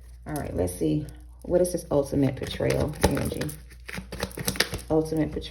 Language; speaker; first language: English; native; English